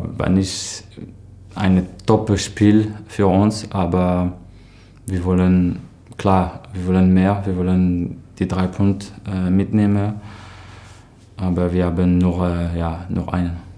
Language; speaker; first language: German; non-native, learner; French